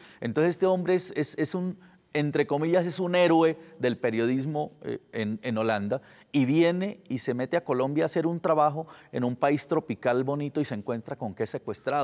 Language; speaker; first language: Spanish; native; Spanish